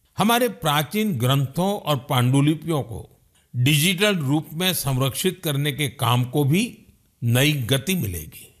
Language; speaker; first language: Hindi; non-native, local second language; Gujarati